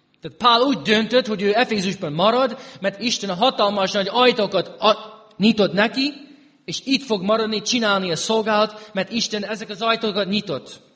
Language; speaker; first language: Hungarian; early bilingual, heritage; Hungarian